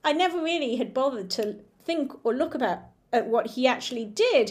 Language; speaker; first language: English; native; English